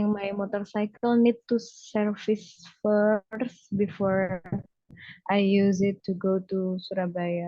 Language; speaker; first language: English; non-native, learner; Indonesian